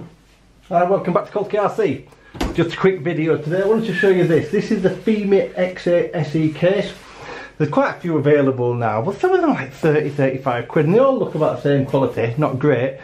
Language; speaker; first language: English; native; English